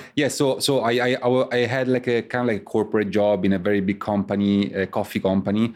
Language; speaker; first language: English; non-native, fluent; Italian